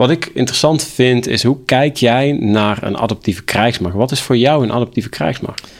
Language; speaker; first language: Dutch; native; Dutch